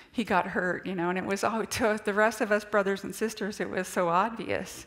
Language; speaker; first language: English; native; English